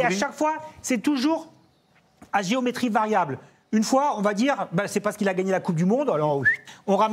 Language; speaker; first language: French; native; French